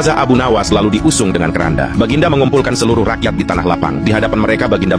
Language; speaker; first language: Indonesian; native; Indonesian